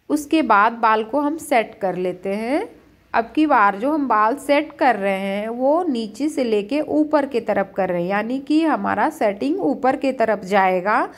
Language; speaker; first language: Hindi; native; Hindi